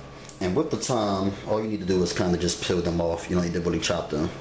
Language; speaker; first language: English; native; English